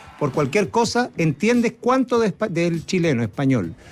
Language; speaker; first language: Spanish; native; Spanish